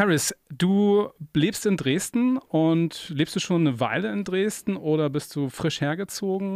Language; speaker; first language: German; native; German